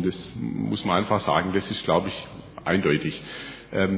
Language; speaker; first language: German; native; German